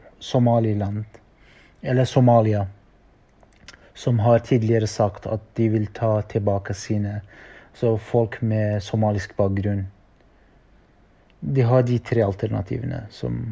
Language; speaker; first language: Norwegian; non-native, fluent; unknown